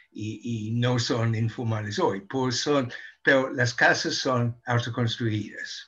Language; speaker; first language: Spanish; non-native, fluent; English